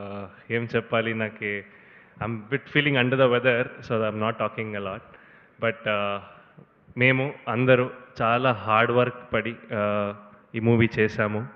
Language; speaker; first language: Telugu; non-native, learner; Kannada